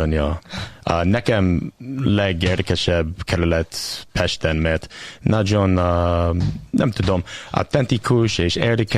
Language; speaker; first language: Hungarian; non-native, learner; English